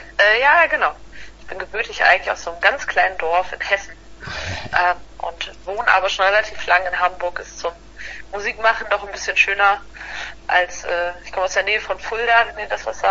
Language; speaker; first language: German; native; German